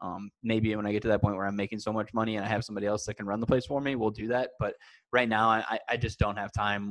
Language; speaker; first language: English; native; English